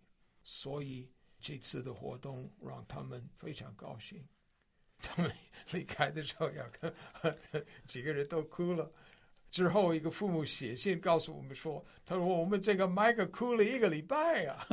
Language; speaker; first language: Chinese; non-native, fluent; English